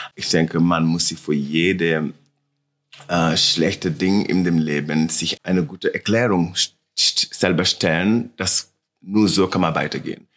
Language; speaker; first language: German; non-native, learner; Wolof